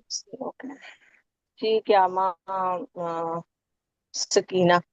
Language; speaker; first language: Italian; non-native, learner; Urdu